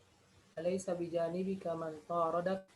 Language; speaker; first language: Arabic; non-native, learner; Indonesian